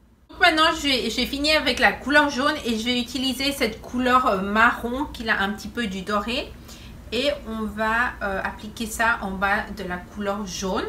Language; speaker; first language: French; non-native, fluent; Spanish